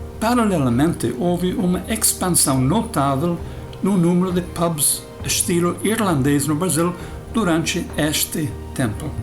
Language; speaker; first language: Portuguese; non-native, fluent; English